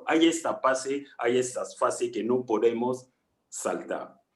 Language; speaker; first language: Spanish; non-native, fluent; French